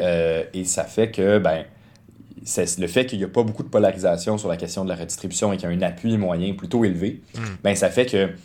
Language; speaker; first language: French; native; French